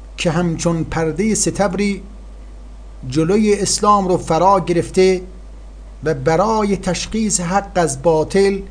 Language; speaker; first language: Persian; native; Persian